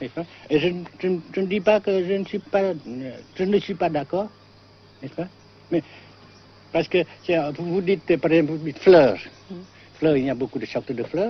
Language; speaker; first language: French; non-native, fluent; Vietnamese